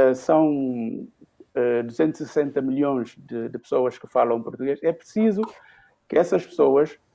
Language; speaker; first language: Portuguese; non-native, local second language; Upper Guinea Crioulo